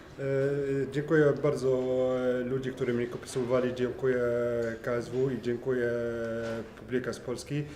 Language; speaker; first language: Polish; non-native, learner; French